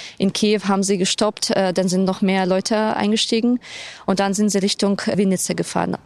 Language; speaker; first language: German; non-native, fluent; Ukrainian